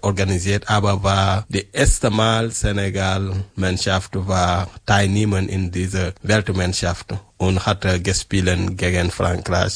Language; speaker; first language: German; non-native, learner; French